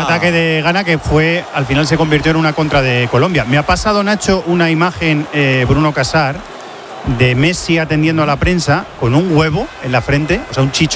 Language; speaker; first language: Spanish; native; Spanish